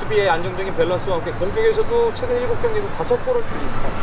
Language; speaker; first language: Korean; native; Korean